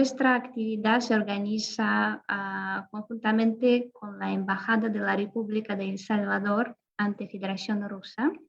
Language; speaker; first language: Spanish; non-native, fluent; Russian